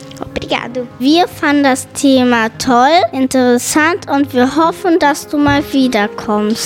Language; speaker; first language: German; early bilingual, other home language; Portuguese